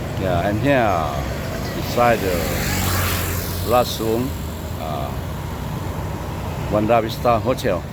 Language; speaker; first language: English; non-native, local second language; Lao